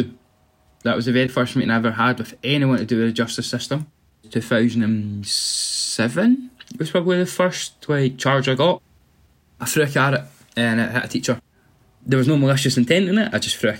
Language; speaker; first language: English; native; English